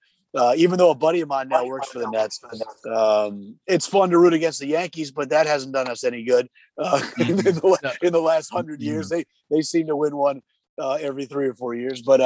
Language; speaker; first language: English; native; English